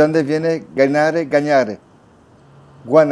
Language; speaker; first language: Spanish; non-native, learner; French